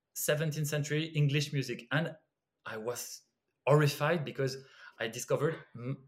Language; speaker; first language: English; non-native, fluent; French